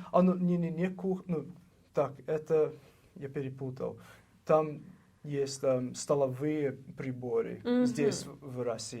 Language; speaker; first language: Russian; non-native, learner; English